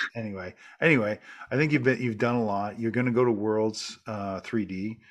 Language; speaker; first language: English; native; English